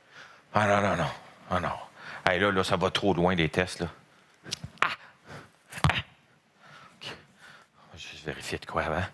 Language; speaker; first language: French; native; French